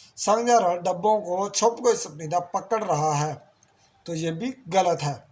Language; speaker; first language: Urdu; non-native, local second language; Punjabi